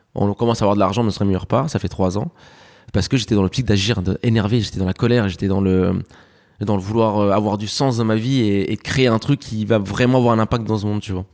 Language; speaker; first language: French; early bilingual, other home language; Spanish